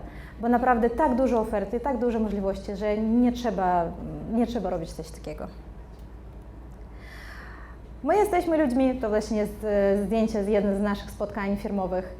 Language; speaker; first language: Polish; non-native, fluent; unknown